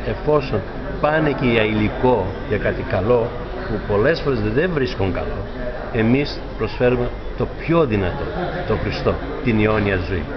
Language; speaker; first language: Greek; early bilingual, heritage; Greek